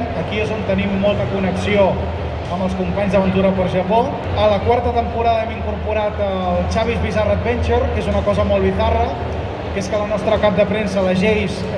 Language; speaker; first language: Catalan; native; Catalan